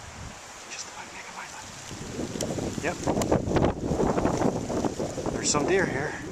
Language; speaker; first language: English; native; English